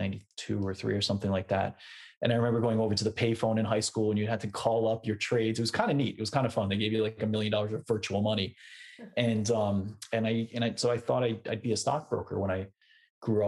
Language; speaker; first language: English; native; English